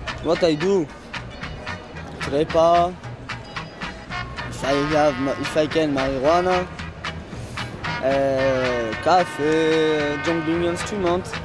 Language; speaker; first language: English; non-native, learner; French